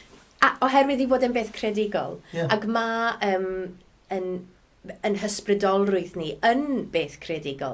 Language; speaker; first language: Welsh; native; Welsh